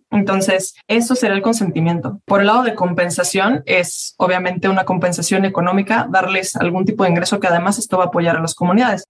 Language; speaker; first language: Spanish; native; Spanish